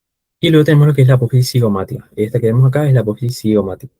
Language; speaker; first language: Spanish; native; Spanish